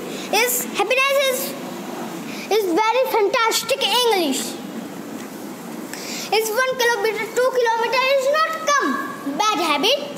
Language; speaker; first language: English; non-native, learner; Hindi